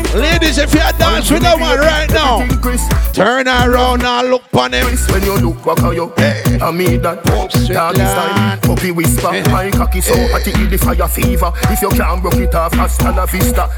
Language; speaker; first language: English; non-native, local second language; Jamaican Creole English